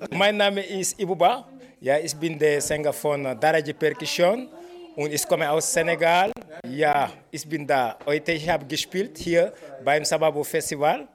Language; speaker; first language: German; non-native, learner; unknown